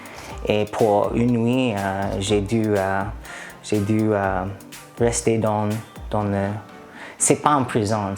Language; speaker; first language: French; non-native, learner; English